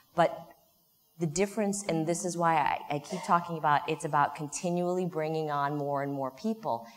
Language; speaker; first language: English; native; English